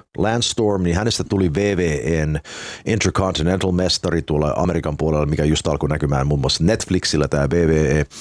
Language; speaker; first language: Finnish; early bilingual, heritage; Finnish